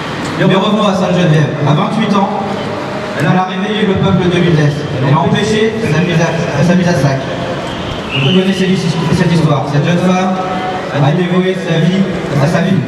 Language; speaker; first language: French; native; French